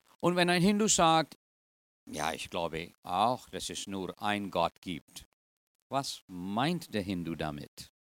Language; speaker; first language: German; non-native, fluent; English